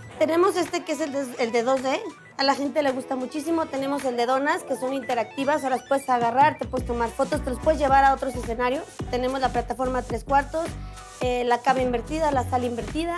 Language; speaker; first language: Spanish; native; Spanish